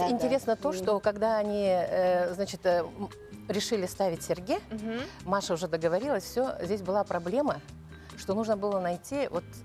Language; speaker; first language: Russian; native; Russian